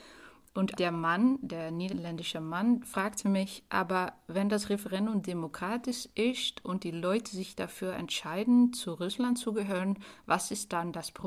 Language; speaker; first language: German; non-native, fluent; Dutch